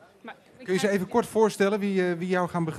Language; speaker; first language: Dutch; native; Dutch